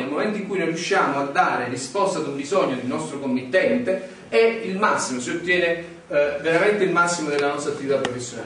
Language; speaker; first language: Italian; native; Italian